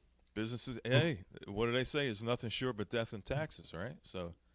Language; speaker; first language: English; native; English